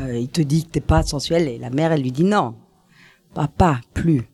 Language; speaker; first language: French; native; French